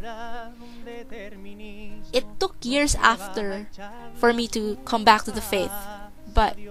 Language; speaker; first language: English; non-native, local second language; Filipino